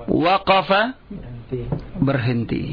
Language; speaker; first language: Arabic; non-native, fluent; Indonesian